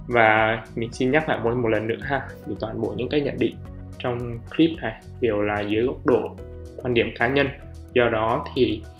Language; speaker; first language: Vietnamese; native; Vietnamese